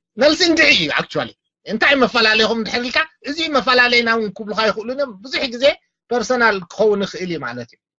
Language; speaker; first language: Tigrinya; native; Tigrinya